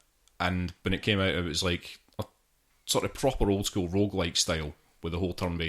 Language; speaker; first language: English; native; English